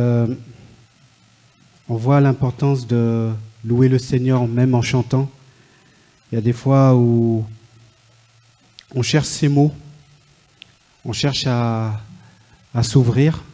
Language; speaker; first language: French; native; French